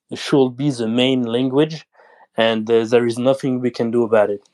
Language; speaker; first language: English; non-native, learner; French